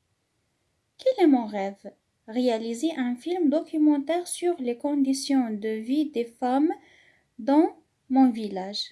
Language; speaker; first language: French; non-native, local second language; Arabic